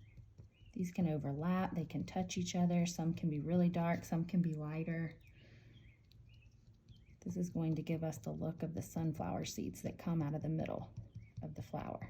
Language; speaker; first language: English; native; English